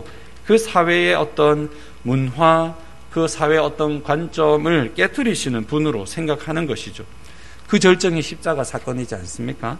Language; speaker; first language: Korean; native; Korean